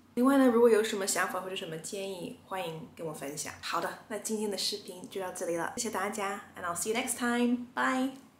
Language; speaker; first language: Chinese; early bilingual, other home language; English